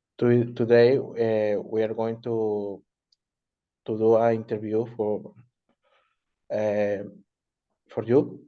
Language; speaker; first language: English; non-native, learner; Spanish